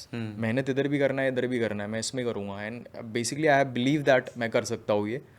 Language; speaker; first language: Hindi; native; Hindi